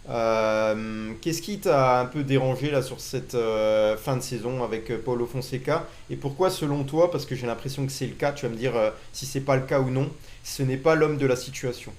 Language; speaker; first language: French; native; French